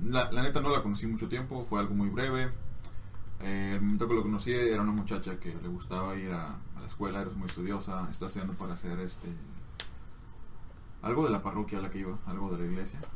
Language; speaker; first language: Spanish; native; Spanish